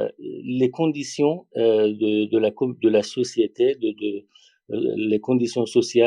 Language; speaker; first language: French; non-native, learner; Persian